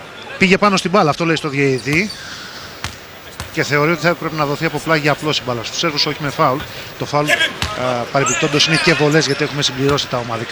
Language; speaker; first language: Greek; native; Greek